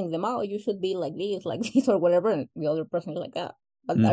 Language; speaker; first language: English; non-native, fluent; Spanish